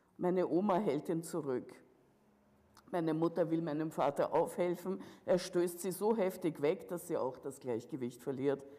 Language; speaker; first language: German; early bilingual, other home language; Russian